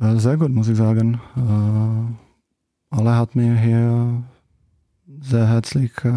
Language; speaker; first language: German; non-native, fluent; Czech